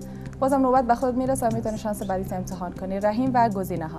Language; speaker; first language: Persian; native; Persian